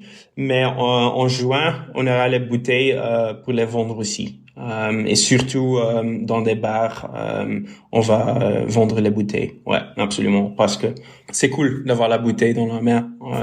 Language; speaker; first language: French; non-native, local second language; Dutch